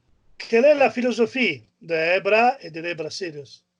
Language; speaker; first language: French; non-native, learner; Italian